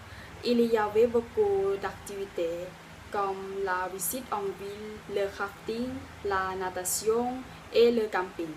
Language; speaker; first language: French; non-native, learner; Thai